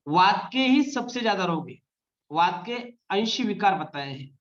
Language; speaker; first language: Hindi; non-native, local second language; Marathi